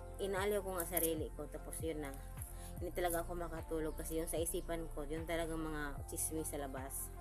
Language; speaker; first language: Filipino; non-native, local second language; Cebuano